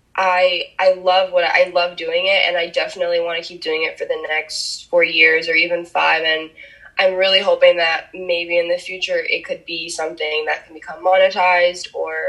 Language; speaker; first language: English; early bilingual, other home language; Spanish